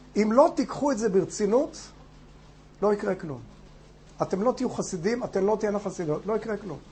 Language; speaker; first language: Hebrew; non-native, fluent; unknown